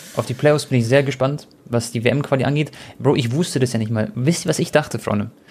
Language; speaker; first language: German; early bilingual, other home language; Croatian